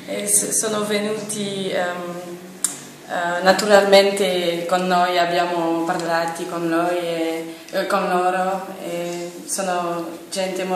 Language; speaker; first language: Italian; non-native, learner; French